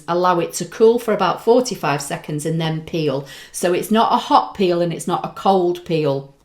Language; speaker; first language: English; native; English